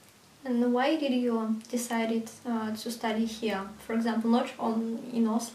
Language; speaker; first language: English; non-native, learner; Russian